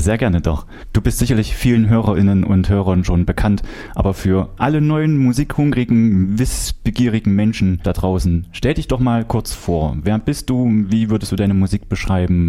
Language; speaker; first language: German; native; German